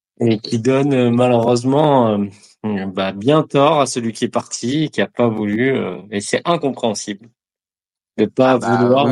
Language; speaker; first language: French; native; French